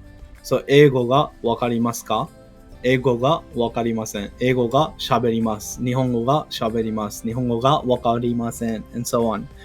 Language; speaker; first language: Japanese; non-native, learner; English